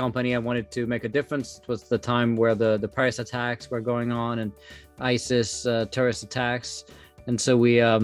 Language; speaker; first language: English; non-native, fluent; French